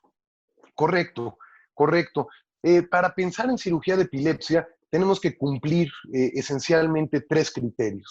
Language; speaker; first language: Spanish; native; Spanish